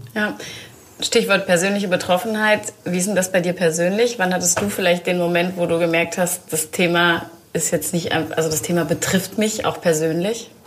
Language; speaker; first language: German; native; German